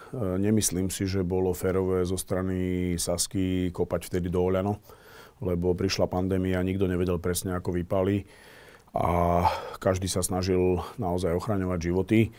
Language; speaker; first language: Slovak; native; Slovak